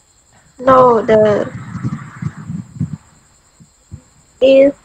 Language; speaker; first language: English; non-native, learner; Khmer